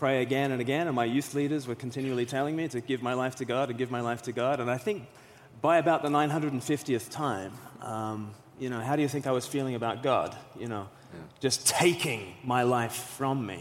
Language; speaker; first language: English; native; English